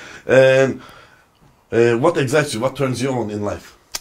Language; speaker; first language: English; non-native, fluent; Turkish